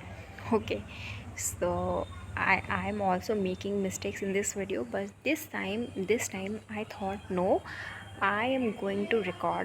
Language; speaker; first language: English; non-native, local second language; Hindi